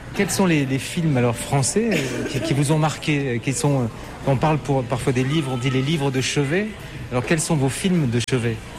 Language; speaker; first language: French; native; French